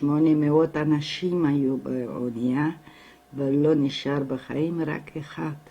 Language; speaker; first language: Hebrew; non-native, fluent; Romanian